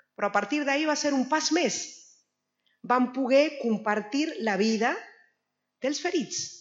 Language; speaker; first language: Catalan; non-native, fluent; Spanish